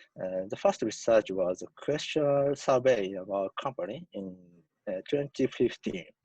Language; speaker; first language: English; non-native, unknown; Japanese